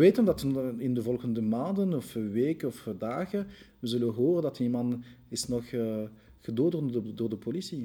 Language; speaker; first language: Dutch; non-native, local second language; French